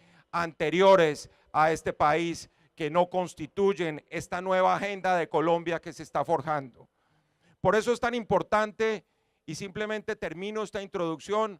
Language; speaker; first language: Spanish; native; Spanish